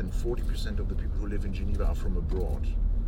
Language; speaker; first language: English; non-native, fluent; German